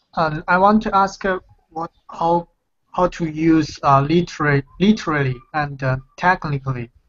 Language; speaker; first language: English; non-native, fluent; Chinese